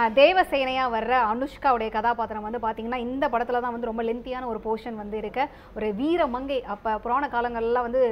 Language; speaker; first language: Tamil; native; Tamil